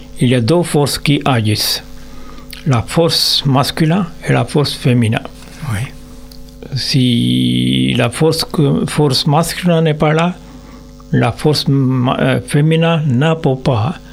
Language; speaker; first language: French; non-native, learner; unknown